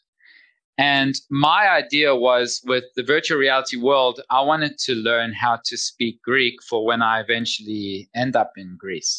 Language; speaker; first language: English; native; English